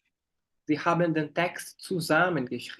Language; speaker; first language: German; non-native, fluent; Portuguese